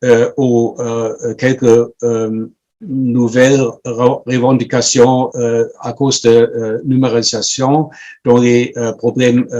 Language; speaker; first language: French; non-native, fluent; German